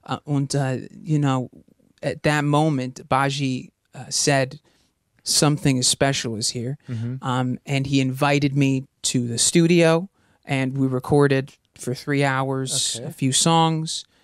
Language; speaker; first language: English; early bilingual, other home language; German